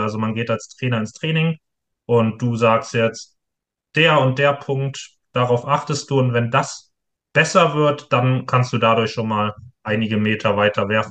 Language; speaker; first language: German; native; German